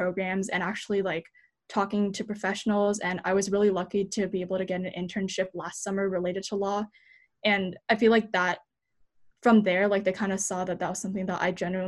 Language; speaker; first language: English; native; English